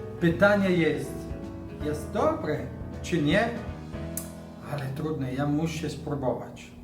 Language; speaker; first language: Polish; non-native, learner; Italian